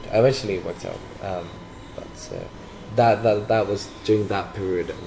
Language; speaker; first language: English; non-native, fluent; Swedish